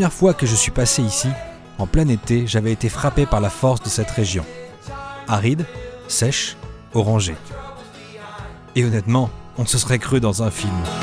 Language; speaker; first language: French; native; French